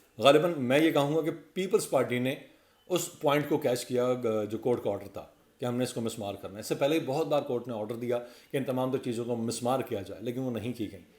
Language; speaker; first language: Urdu; non-native, local second language; Punjabi